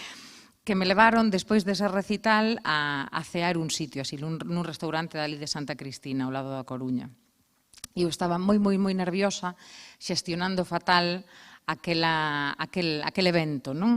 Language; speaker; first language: Galician; native; Galician